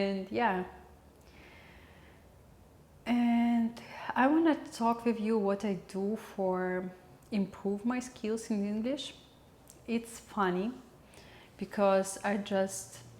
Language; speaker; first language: English; non-native, learner; Russian